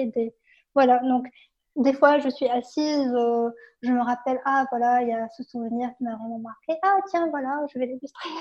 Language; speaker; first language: French; non-native, local second language; Arabic